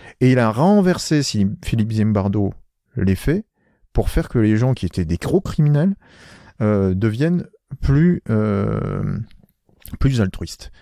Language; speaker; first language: French; native; French